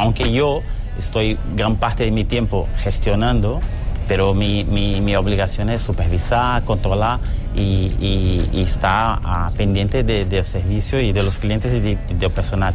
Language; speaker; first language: Spanish; non-native, fluent; Portuguese